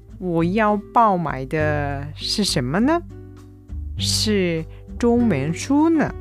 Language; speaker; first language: Chinese; non-native, fluent; Japanese